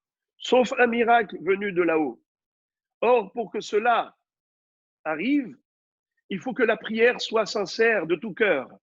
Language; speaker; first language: French; native; French